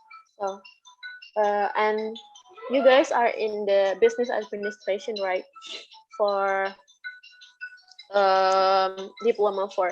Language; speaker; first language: English; non-native, fluent; Indonesian